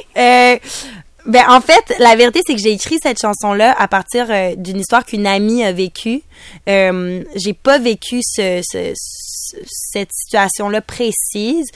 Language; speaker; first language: French; native; French